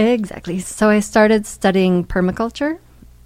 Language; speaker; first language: English; native; English